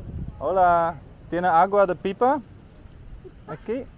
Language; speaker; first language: Spanish; non-native, learner; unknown